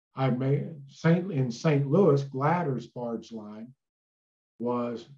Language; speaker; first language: English; native; English